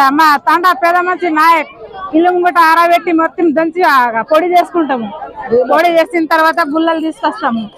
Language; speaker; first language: Telugu; non-native, local second language; Lambadi